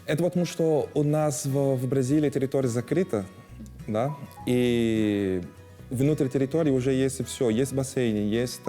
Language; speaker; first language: Russian; non-native, fluent; Portuguese